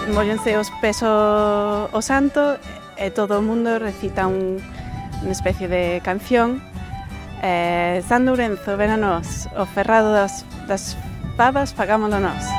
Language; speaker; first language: Galician; non-native, fluent; English